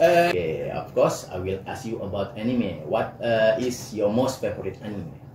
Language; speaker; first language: English; non-native, learner; Indonesian